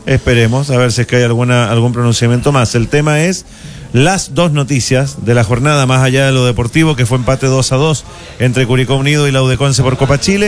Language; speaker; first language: Spanish; native; Spanish